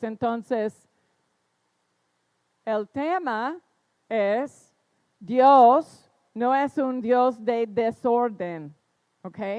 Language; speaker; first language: Spanish; non-native, fluent; English